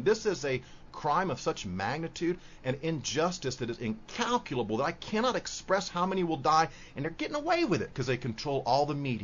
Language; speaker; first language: English; native; English